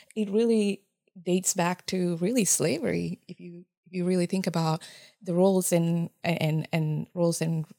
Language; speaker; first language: English; non-native, fluent; Japanese